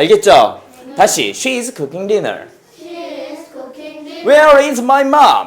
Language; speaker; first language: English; non-native, fluent; Korean